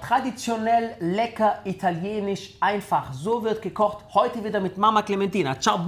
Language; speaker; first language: German; early bilingual, other home language; Italian